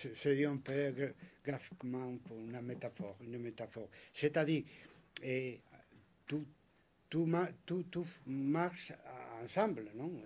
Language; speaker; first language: French; non-native, fluent; Spanish